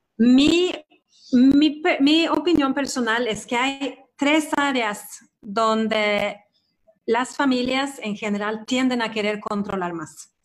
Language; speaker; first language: Spanish; non-native, fluent; Swedish